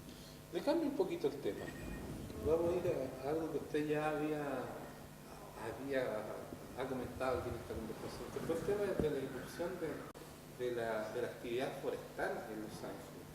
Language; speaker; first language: Spanish; native; Spanish